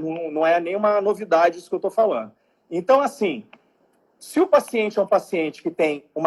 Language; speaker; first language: Portuguese; native; Portuguese